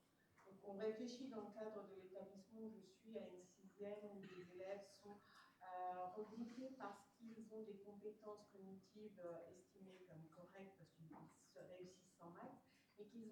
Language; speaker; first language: French; native; French